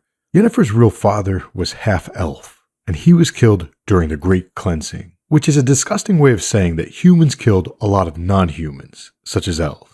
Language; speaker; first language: English; native; English